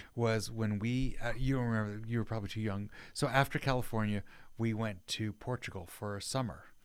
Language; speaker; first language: English; native; English